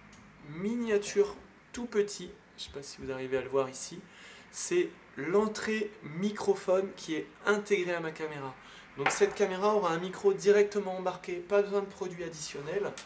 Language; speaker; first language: French; native; French